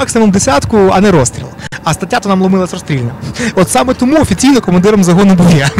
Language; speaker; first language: Ukrainian; native; Ukrainian